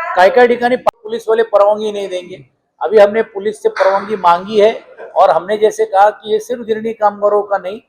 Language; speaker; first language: Hindi; non-native, local second language; Marathi